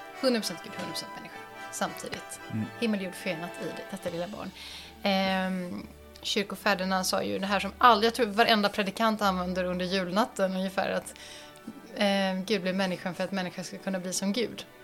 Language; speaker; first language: Swedish; native; Swedish